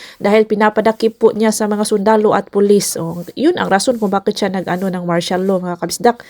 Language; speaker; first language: Filipino; non-native, local second language; Cebuano